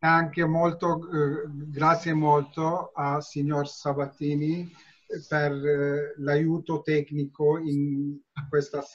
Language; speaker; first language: Italian; non-native, fluent; Turkish